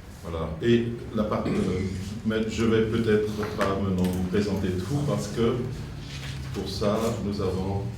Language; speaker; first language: French; non-native, fluent; German